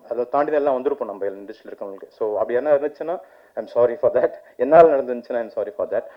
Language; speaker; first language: Tamil; native; Tamil